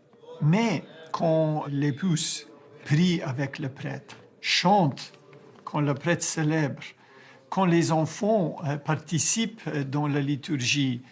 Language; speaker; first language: French; non-native, fluent; Ukrainian